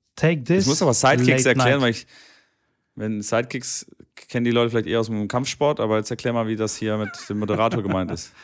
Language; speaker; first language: German; native; German